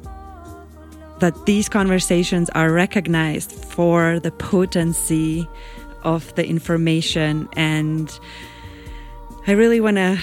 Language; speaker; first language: English; non-native, fluent; Latvian